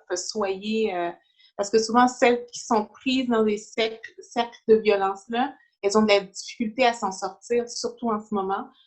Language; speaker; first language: French; early bilingual, other home language; Haitian Creole